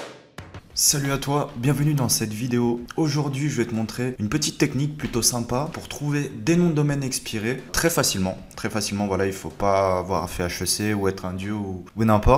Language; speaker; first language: French; native; French